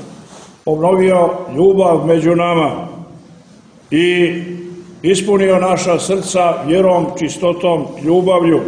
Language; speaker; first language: Croatian; native; Croatian